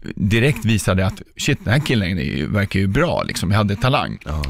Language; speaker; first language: Swedish; early bilingual, other home language; Czech